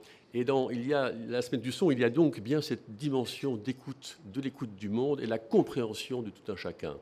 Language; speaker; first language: French; native; French